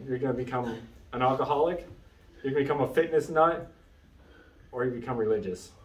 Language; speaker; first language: English; native; English